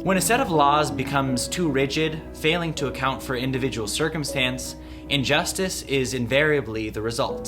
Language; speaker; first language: English; native; English